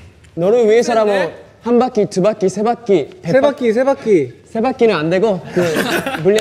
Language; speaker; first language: Korean; early bilingual, heritage; Korean